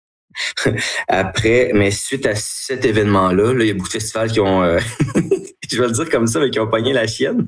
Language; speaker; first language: French; native; French